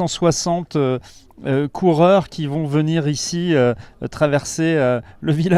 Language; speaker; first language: French; native; French